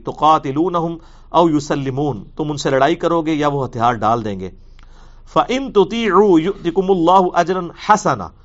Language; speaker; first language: Urdu; non-native, local second language; Punjabi